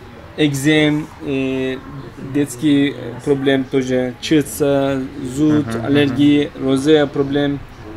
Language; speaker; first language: Russian; non-native, learner; Turkish